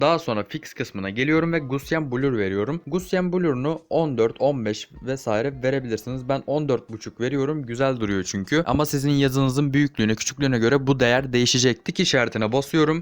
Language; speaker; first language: Turkish; native; Turkish